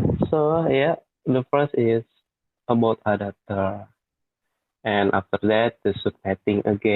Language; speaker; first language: English; non-native, learner; Indonesian